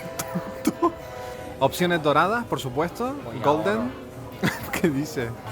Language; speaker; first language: Spanish; native; Spanish